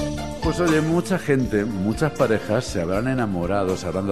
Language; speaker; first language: Spanish; native; Spanish